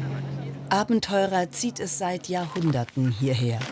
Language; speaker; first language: German; native; German